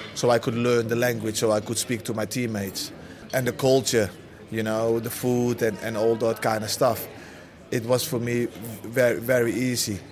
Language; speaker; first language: English; early bilingual, other home language; Dutch